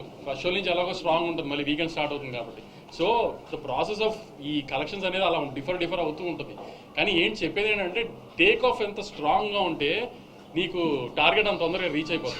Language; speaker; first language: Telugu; native; Telugu